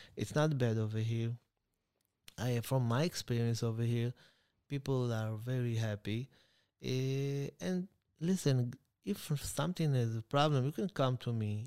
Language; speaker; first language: English; non-native, learner; Hebrew